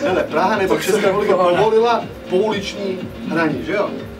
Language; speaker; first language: Czech; non-native, fluent; Serbian